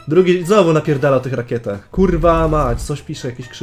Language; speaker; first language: Polish; native; Polish